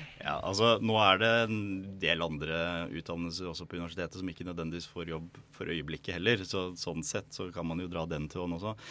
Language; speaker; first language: Norwegian; native; Norwegian